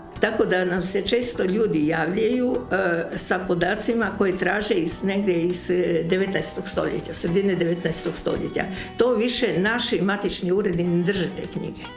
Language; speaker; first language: Croatian; native; Croatian